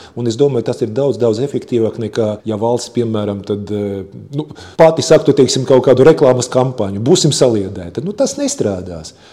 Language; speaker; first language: Latvian; non-native, local second language; Russian